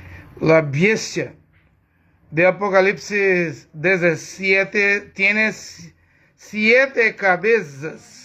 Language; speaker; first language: Spanish; non-native, learner; Portuguese